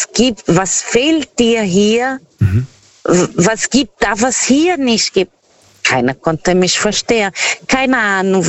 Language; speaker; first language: German; non-native, fluent; Portuguese